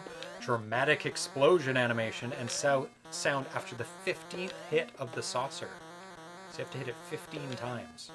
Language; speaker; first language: English; native; English